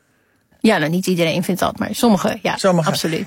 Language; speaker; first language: Dutch; native; Dutch